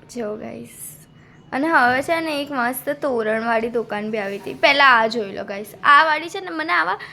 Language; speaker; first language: Gujarati; native; Gujarati